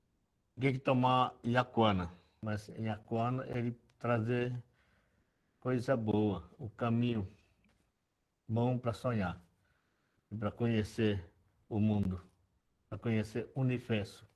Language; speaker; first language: Portuguese; non-native, local second language; Yanomámi